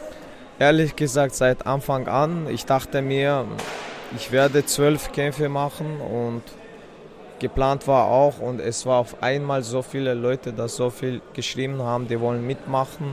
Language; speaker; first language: German; non-native, fluent; Chechen